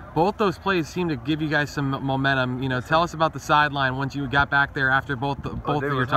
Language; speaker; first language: English; native; English